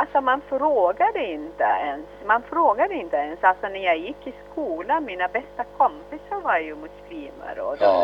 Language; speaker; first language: Swedish; early bilingual, other home language; Arabic